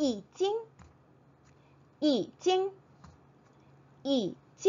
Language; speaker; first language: Chinese; non-native, fluent; Korean